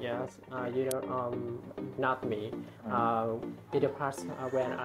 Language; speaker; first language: English; non-native, learner; Vietnamese